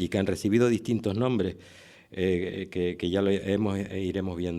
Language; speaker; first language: Spanish; native; Spanish